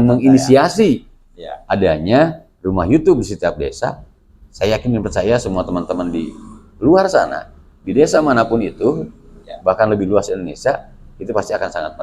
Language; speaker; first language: Indonesian; non-native, local second language; Sundanese